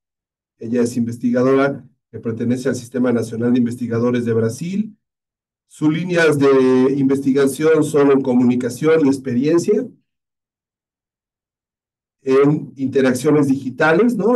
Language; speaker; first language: Spanish; native; Spanish